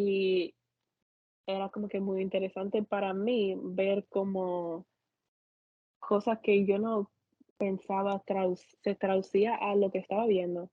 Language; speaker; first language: Spanish; non-native, fluent; English